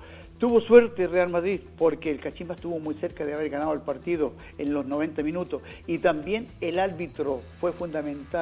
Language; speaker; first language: Spanish; native; Spanish